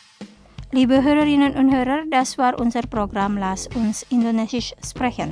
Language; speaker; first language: German; non-native, fluent; Indonesian